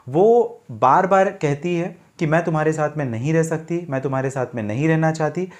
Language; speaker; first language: Hindi; native; Hindi